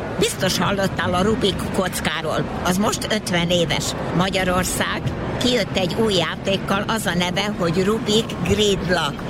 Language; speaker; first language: Hungarian; early bilingual, heritage; Hungarian